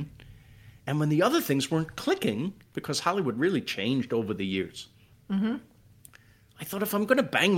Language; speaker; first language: English; native; English